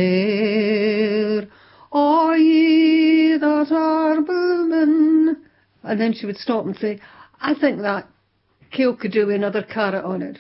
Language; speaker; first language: English; non-native, local second language; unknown